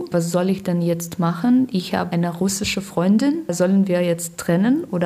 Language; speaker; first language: German; non-native, learner; Russian